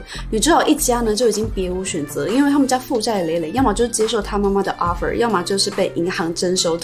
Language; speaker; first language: Chinese; native; Chinese